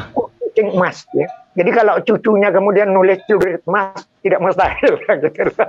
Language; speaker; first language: Indonesian; non-native, local second language; Madurese